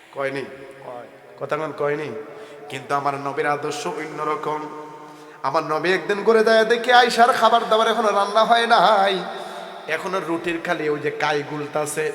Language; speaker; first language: Bangla; non-native, local second language; Sylheti